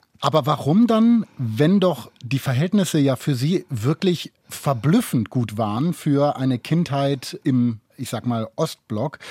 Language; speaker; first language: German; native; German